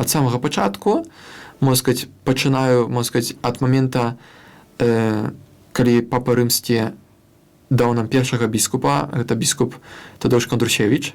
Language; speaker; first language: Belarusian; non-native, local second language; Russian